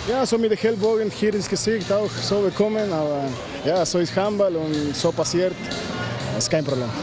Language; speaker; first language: German; non-native, learner; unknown